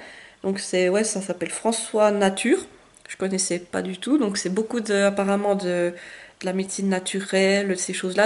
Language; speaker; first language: French; native; French